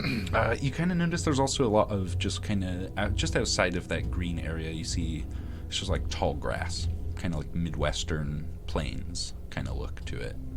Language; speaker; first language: English; native; English